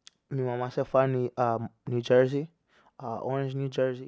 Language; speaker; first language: Spanish; early bilingual, heritage; Spanish